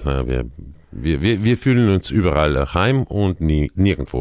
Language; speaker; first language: German; non-native, fluent; Croatian